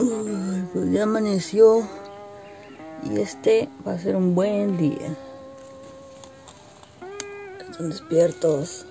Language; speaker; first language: Spanish; native; Spanish